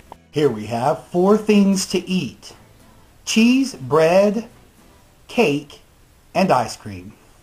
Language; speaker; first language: English; native; English